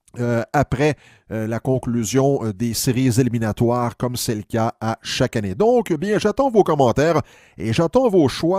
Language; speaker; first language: French; native; French